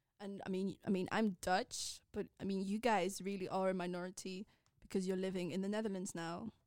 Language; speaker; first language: English; non-native, fluent; Persian